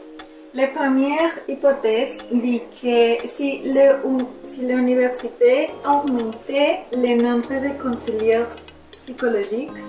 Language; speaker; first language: French; non-native, learner; Spanish